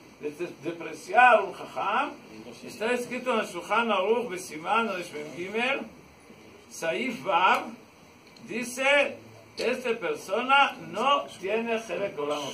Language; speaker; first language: Spanish; non-native, learner; Hebrew